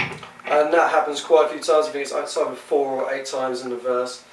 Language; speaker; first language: English; native; English